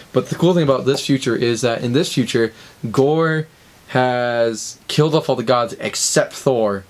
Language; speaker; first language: English; native; English